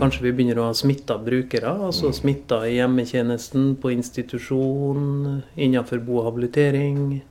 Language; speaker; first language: Norwegian; native; Norwegian